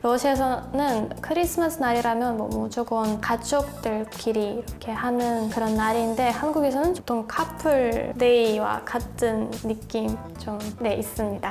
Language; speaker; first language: Korean; non-native, fluent; Russian